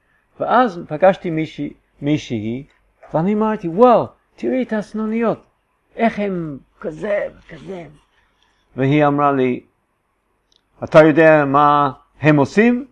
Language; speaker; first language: Hebrew; non-native, fluent; English